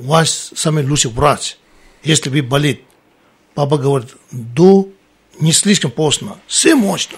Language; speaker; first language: Russian; non-native, learner; Tibetan